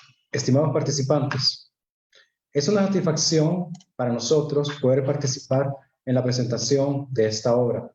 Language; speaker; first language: Spanish; native; Spanish